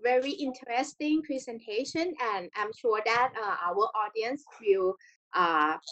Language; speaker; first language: English; non-native, learner; Thai